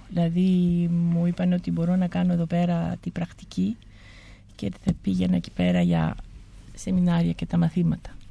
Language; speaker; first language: Greek; early bilingual, heritage; Greek